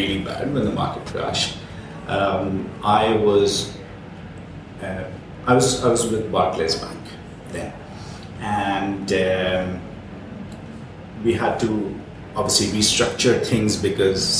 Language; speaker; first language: English; non-native, local second language; Urdu